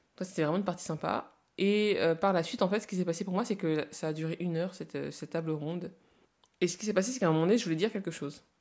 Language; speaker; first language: French; native; French